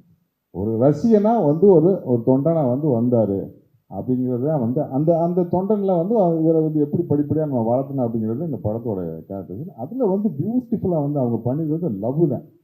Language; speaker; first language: Tamil; native; Tamil